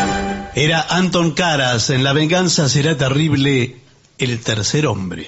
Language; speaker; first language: Spanish; native; Spanish